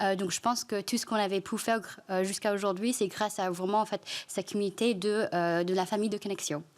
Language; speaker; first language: French; non-native, fluent; Chinese